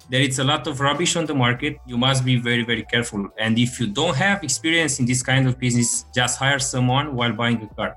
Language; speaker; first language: English; non-native, fluent; Romanian